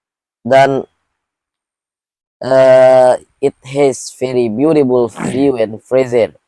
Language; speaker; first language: English; non-native, learner; Indonesian